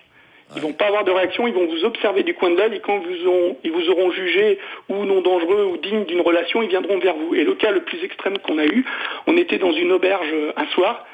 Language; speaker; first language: French; native; French